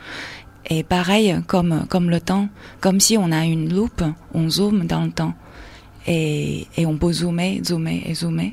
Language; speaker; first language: French; non-native, fluent; Chinese